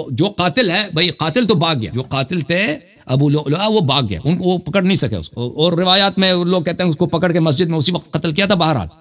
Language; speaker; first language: Urdu; non-native, fluent; Persian